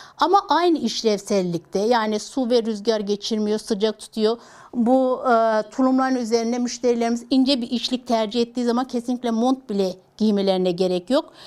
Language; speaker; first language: Turkish; native; Turkish